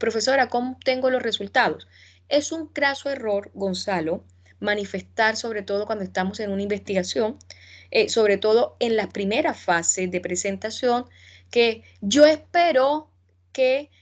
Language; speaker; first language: Spanish; native; Spanish